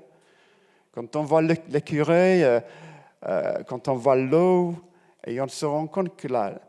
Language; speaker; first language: French; non-native, fluent; English